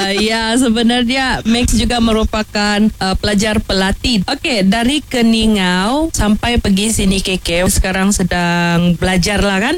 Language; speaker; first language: Malay; native; Malay